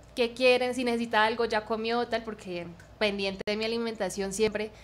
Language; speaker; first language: Spanish; native; Spanish